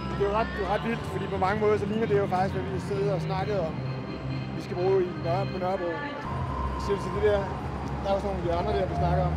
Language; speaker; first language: Danish; native; Danish